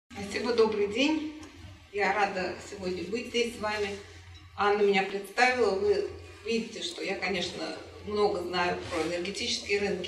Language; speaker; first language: Russian; native; Russian